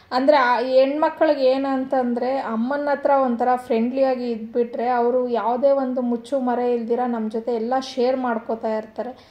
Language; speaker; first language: Kannada; non-native, local second language; Telugu